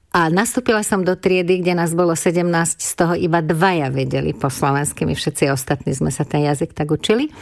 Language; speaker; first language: Slovak; non-native, local second language; Hungarian